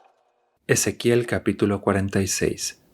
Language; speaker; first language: Spanish; native; Spanish